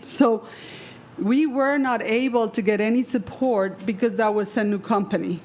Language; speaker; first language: English; non-native, fluent; Spanish